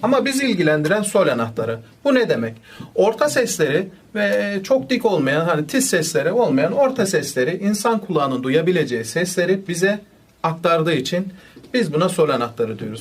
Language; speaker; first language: Turkish; native; Turkish